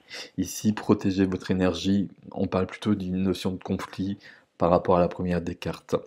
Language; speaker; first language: French; native; French